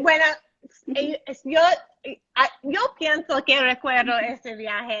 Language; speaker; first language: Spanish; non-native, learner; English